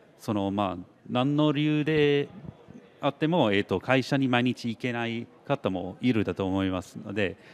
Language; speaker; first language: Japanese; non-native, fluent; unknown